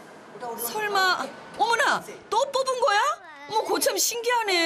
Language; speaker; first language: Korean; native; Korean